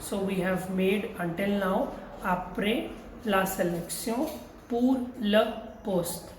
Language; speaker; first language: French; non-native, fluent; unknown